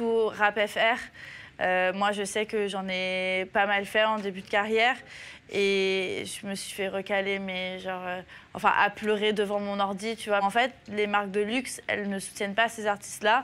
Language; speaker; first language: French; native; French